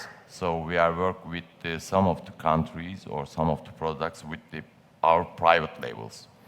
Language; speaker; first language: English; non-native, learner; Turkish